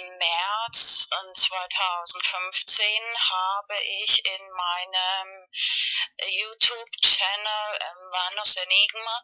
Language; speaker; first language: German; non-native, learner; Spanish